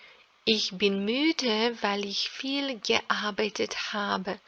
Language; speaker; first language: German; non-native, fluent; Serbian